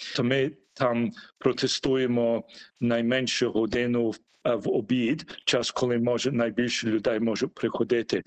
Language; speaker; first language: Ukrainian; early bilingual, heritage; Ukrainian